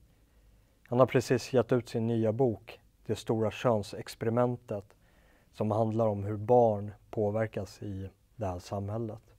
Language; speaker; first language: Swedish; native; Swedish